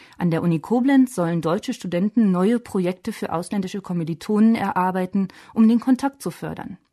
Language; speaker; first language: German; native; German